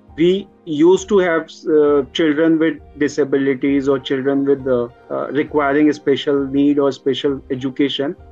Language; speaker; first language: English; non-native, local second language; Hindi